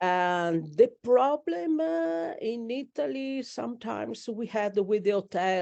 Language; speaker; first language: English; non-native, learner; Italian